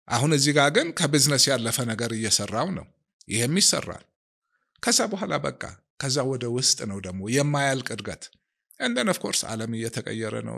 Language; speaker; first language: Amharic; native; Amharic